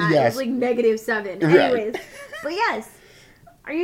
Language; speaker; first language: English; early bilingual, other home language; Spanish